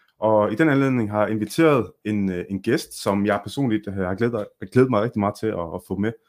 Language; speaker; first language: Danish; early bilingual, other home language; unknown